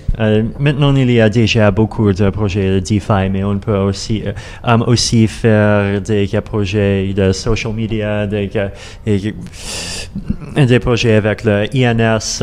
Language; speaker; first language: French; non-native, learner; Russian